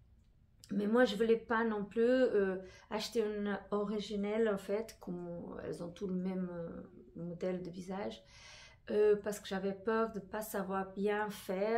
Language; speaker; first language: French; non-native, fluent; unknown